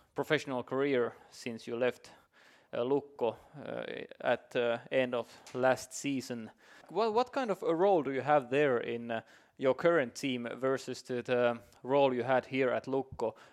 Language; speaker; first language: English; non-native, fluent; Finnish